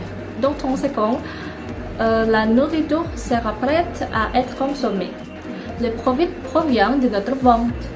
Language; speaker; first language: French; non-native, learner; Indonesian